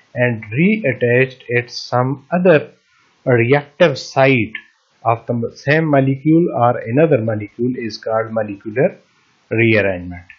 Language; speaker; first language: English; non-native, local second language; Hindi